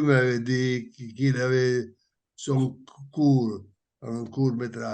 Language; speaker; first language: French; non-native, learner; Italian